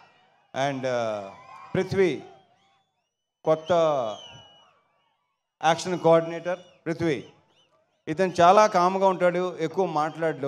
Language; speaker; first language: Telugu; native; Telugu